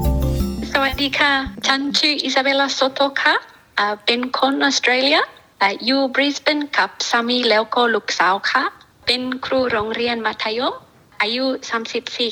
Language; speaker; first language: Thai; non-native, learner; English